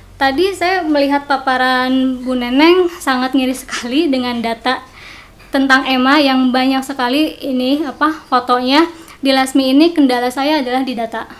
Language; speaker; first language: Indonesian; non-native, local second language; Sundanese